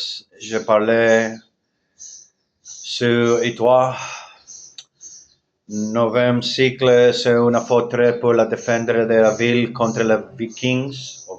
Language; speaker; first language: French; non-native, learner; Spanish